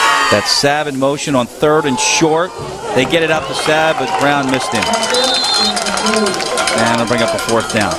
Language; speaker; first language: English; native; English